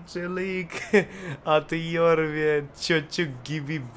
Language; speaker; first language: Turkish; non-native, learner; Russian